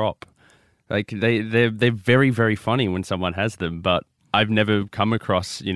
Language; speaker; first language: English; native; English